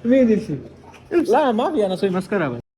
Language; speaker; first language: Arabic; non-native, learner; Bangla